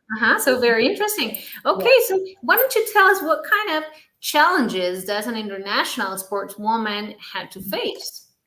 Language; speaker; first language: English; non-native, fluent; Spanish